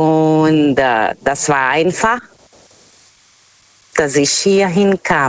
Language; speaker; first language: German; non-native, learner; Portuguese